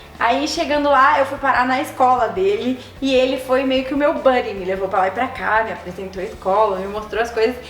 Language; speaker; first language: Portuguese; native; Portuguese